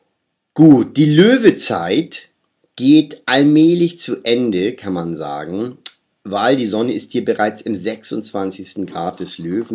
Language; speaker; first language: German; native; German